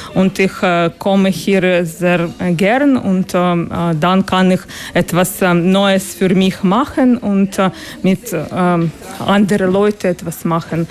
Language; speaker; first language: German; non-native, learner; Ukrainian